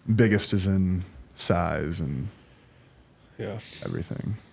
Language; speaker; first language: English; native; English